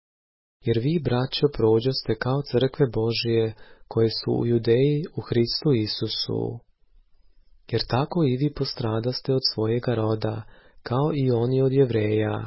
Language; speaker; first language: Croatian; native; Croatian